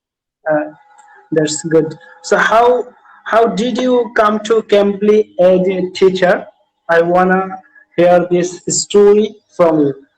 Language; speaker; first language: English; non-native, learner; Bangla